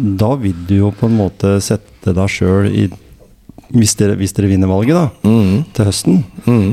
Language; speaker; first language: Norwegian; native; Norwegian